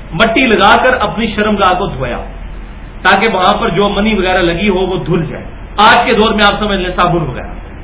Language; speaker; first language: Urdu; non-native, local second language; Punjabi